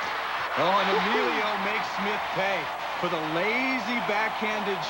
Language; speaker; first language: English; native; English